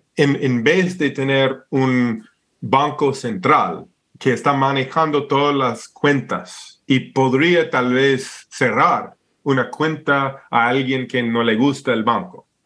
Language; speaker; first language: Spanish; non-native, fluent; English